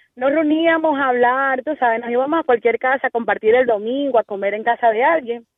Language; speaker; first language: Spanish; native; Spanish